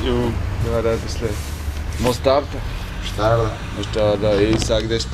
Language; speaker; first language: Portuguese; non-native, learner; German